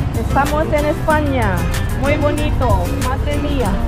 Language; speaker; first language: Spanish; non-native, learner; Filipino